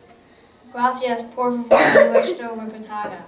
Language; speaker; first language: Spanish; non-native, learner; English